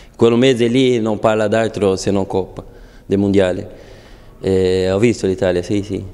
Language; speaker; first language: Italian; non-native, fluent; Portuguese